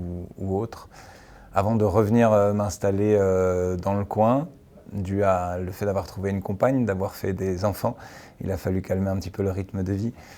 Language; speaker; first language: French; native; French